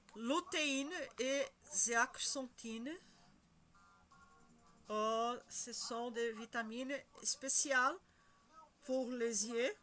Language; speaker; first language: French; non-native, learner; Spanish